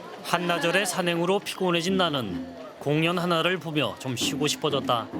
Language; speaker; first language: Korean; native; Korean